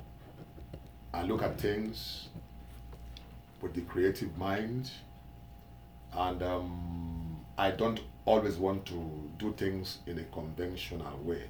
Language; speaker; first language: English; non-native, local second language; Igbo